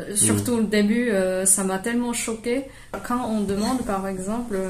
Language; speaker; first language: French; non-native, fluent; Japanese